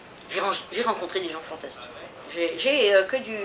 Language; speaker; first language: French; native; French